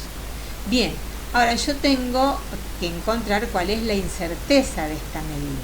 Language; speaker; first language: Spanish; native; Spanish